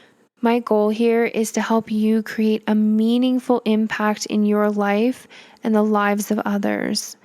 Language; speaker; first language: English; native; English